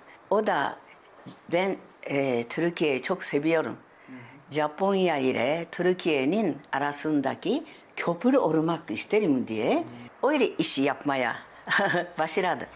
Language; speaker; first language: Turkish; non-native, fluent; Japanese